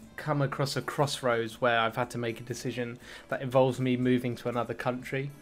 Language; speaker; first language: English; native; English